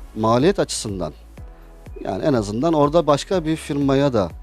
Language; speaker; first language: Turkish; native; Turkish